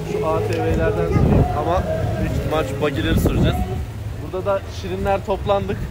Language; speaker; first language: Turkish; native; Turkish